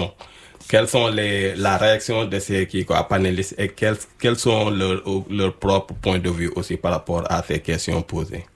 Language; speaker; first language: French; non-native, local second language; Wolof